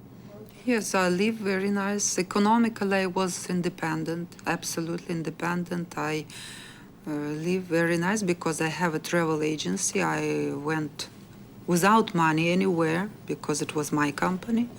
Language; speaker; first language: English; non-native, learner; Russian